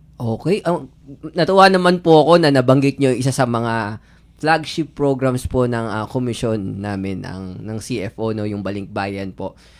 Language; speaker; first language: Filipino; native; Filipino